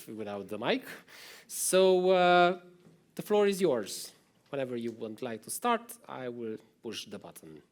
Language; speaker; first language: English; non-native, fluent; Romanian